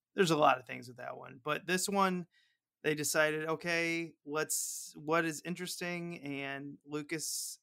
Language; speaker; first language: English; native; English